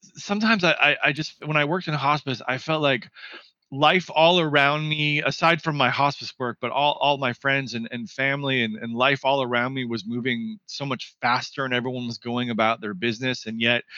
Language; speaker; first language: English; native; English